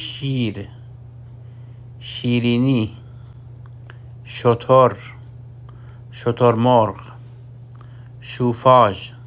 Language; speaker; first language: Persian; non-native, fluent; Urdu